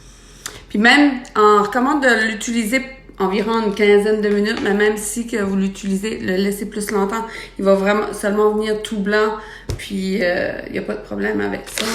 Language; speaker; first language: French; native; French